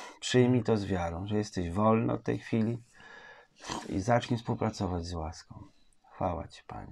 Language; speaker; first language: Polish; native; Polish